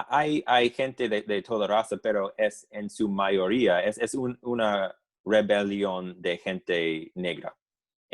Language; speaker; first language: Spanish; non-native, fluent; English